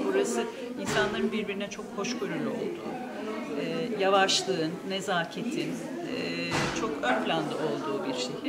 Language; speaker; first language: Turkish; native; Turkish